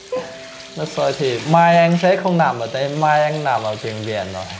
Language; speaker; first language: Vietnamese; non-native, fluent; Chinese